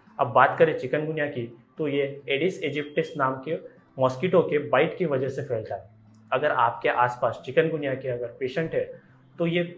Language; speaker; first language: Hindi; non-native, local second language; Marathi